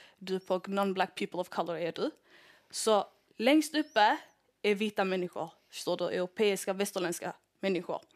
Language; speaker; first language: Swedish; early bilingual, other home language; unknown